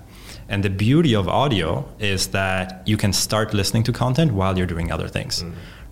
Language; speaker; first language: English; non-native, fluent; Polish